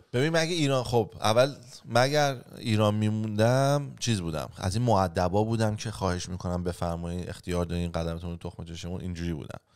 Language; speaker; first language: Persian; native; Persian